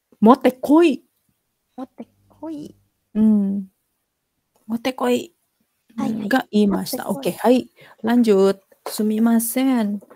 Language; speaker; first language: Japanese; non-native, fluent; Indonesian